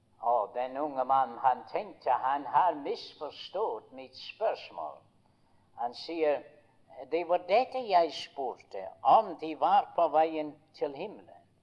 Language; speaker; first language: Norwegian; early bilingual, heritage; Norwegian